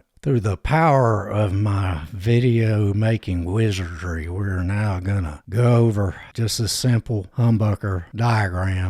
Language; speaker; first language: English; native; English